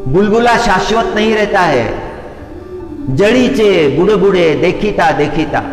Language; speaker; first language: Hindi; non-native, local second language; Marathi